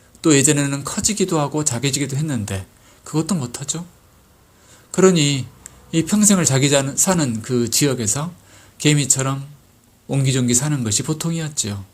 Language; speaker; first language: Korean; native; Korean